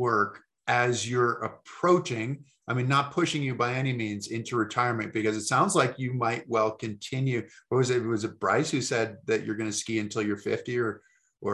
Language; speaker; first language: English; native; English